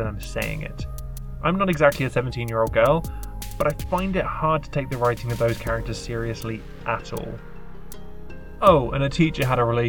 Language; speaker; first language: English; native; English